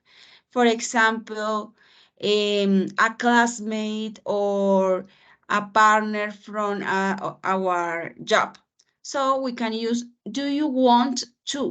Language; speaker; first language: English; non-native, fluent; Spanish